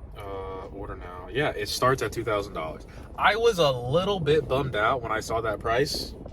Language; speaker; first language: English; native; English